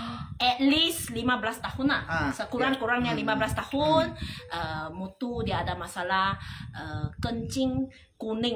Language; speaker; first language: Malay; non-native, local second language; Chinese